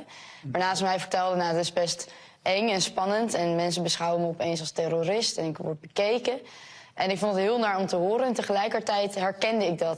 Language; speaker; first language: Dutch; native; Dutch